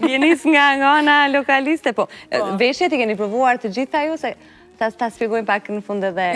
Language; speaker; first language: Albanian; native; Albanian